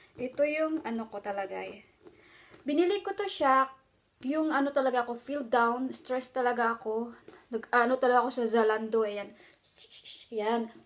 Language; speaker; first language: Filipino; non-native, local second language; Cebuano